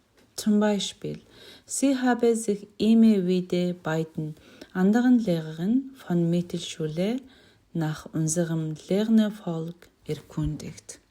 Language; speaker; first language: German; non-native, learner; Mongolian